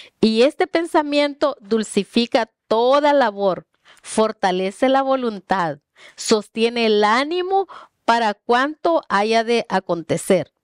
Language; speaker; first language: Spanish; native; Spanish